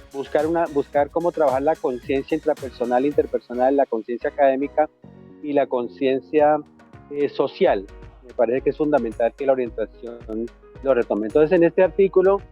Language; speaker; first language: Spanish; native; Spanish